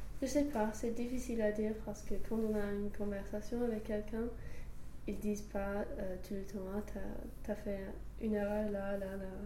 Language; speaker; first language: French; non-native, fluent; English